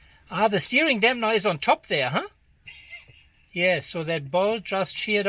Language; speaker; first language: English; native; English